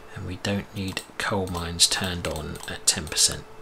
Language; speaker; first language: English; native; English